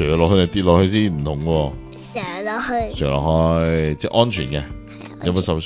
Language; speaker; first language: Cantonese; native; Cantonese